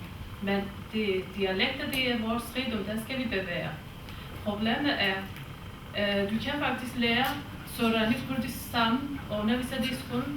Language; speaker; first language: Danish; non-native, fluent; Kurdish